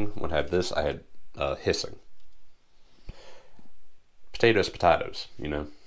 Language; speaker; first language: English; native; English